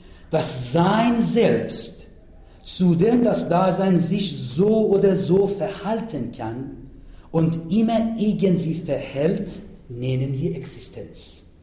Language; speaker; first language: German; non-native, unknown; Persian